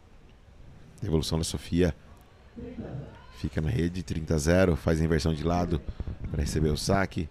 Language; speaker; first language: Portuguese; native; Portuguese